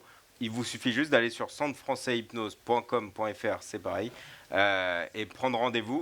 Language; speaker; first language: French; native; French